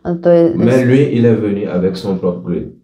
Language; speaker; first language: French; non-native, local second language; Ewe